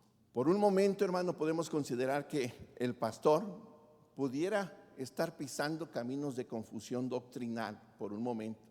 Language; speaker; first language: Spanish; native; Spanish